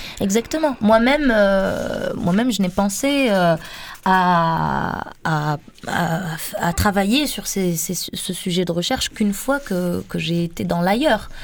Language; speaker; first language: French; non-native, local second language; Arabic